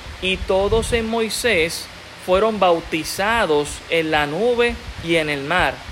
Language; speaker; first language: Spanish; native; Spanish